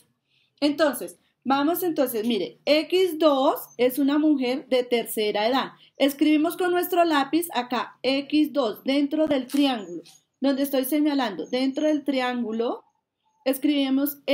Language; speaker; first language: Spanish; native; Spanish